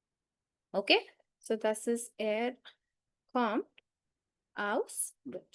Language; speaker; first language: German; non-native, fluent; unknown